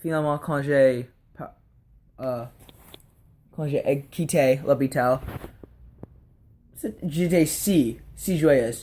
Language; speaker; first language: French; non-native, learner; English